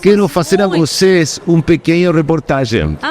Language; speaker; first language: Portuguese; non-native, fluent; Spanish